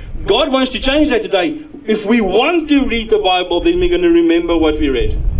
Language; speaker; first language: English; non-native, local second language; Afrikaans